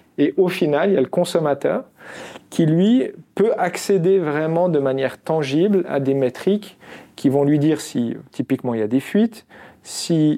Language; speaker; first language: French; non-native, local second language; Arabic